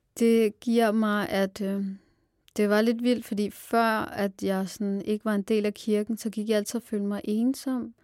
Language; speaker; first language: Danish; early bilingual, other home language; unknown